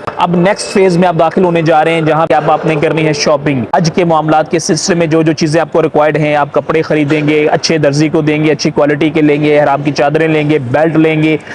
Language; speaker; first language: Urdu; non-native, local second language; Punjabi